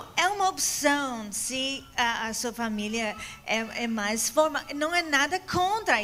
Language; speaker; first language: Portuguese; non-native, fluent; English